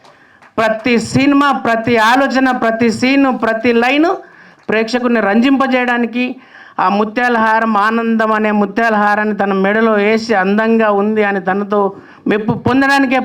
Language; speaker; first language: Telugu; native; Telugu